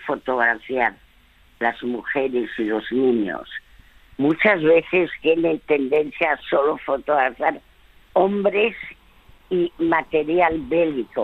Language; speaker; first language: Spanish; native; Spanish